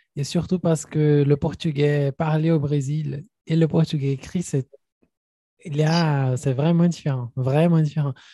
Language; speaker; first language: French; non-native, fluent; Portuguese